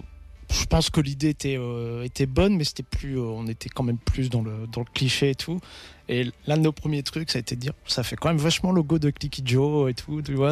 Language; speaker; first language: French; native; French